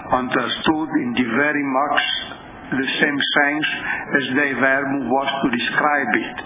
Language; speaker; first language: English; non-native, fluent; Italian